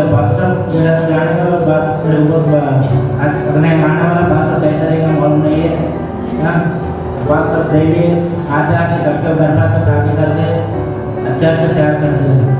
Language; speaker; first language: Hindi; non-native, local second language; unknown